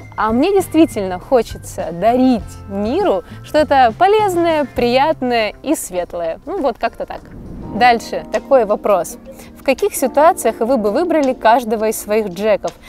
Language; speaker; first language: Russian; native; Russian